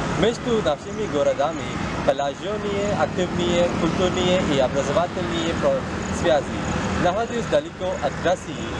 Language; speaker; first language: Russian; non-native, learner; Tamil